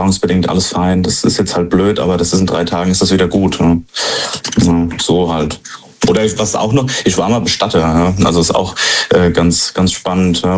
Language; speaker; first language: German; native; German